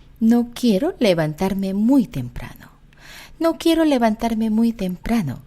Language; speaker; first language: Spanish; non-native, fluent; Korean